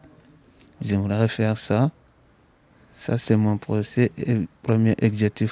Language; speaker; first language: French; non-native, learner; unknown